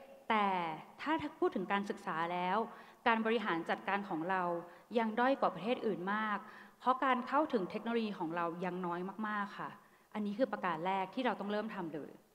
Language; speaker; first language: Thai; native; Thai